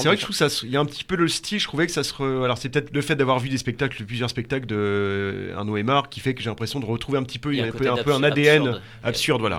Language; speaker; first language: French; native; French